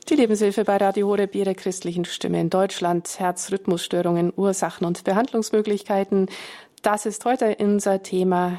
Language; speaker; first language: German; native; German